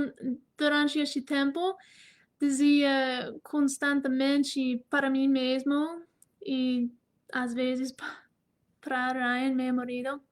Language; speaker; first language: Portuguese; non-native, fluent; English